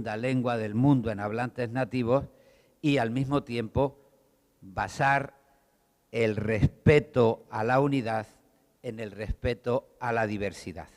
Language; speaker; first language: Spanish; native; Spanish